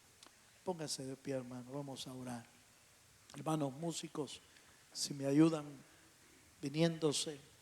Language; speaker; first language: Spanish; native; Spanish